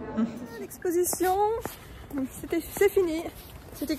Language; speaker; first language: French; native; French